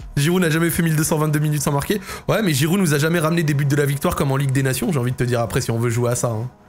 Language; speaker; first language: French; native; French